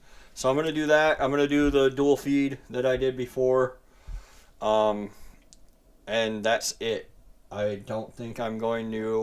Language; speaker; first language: English; native; English